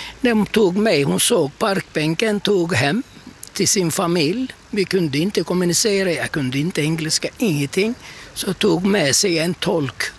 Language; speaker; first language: Swedish; non-native, fluent; Turkish